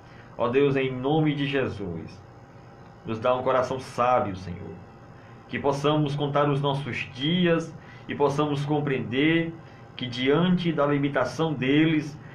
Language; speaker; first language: Portuguese; native; Portuguese